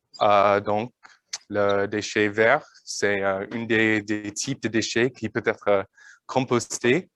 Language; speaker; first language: French; non-native, learner; English